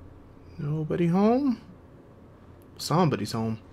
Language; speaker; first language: English; native; English